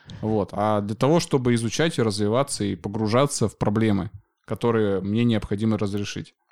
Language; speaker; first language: Russian; native; Russian